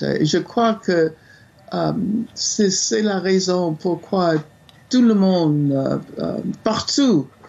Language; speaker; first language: French; non-native, fluent; English